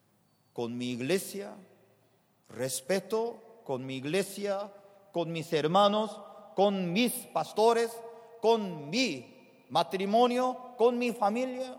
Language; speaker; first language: Spanish; non-native, fluent; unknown